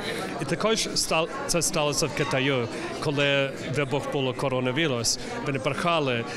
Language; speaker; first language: Ukrainian; early bilingual, heritage; English